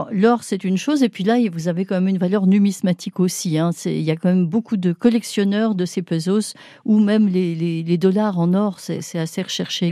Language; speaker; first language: French; native; French